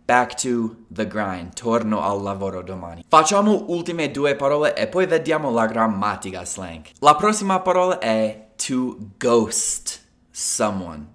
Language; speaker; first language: Italian; non-native, fluent; English